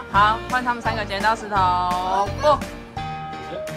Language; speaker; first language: Chinese; native; Chinese